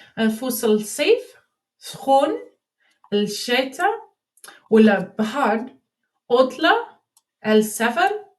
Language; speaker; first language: Arabic; non-native, learner; English